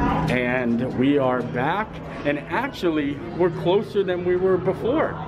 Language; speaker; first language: English; native; English